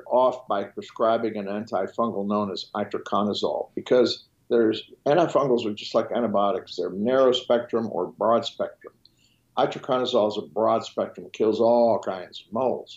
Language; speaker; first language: English; non-native, fluent; French